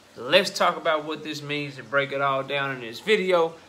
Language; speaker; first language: English; native; English